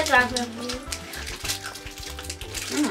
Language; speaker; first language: Russian; early bilingual, heritage; Russian